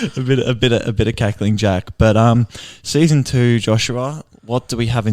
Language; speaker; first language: English; native; English